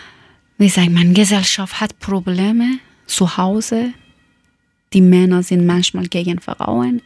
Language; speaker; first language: German; non-native, learner; Persian